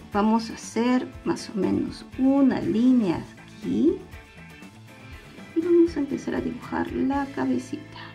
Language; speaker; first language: Spanish; native; Spanish